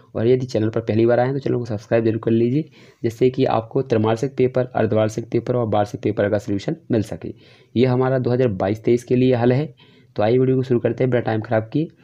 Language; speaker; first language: Hindi; native; Hindi